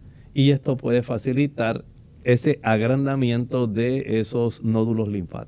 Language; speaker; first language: Spanish; native; Spanish